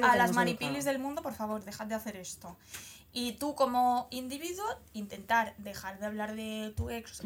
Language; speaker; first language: Spanish; native; Spanish